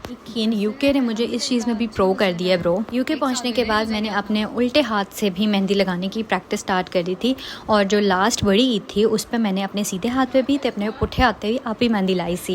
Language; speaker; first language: Urdu; non-native, local second language; Punjabi